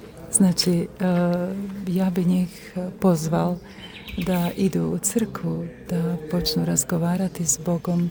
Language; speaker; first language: Russian; non-native, learner; Croatian